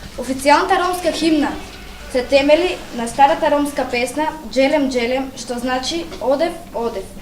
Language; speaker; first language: Macedonian; non-native, local second language; Romany